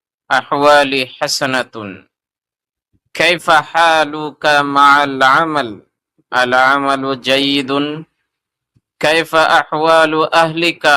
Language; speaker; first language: Arabic; non-native, fluent; Urdu